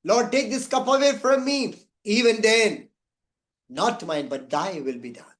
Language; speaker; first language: English; non-native, local second language; Tamil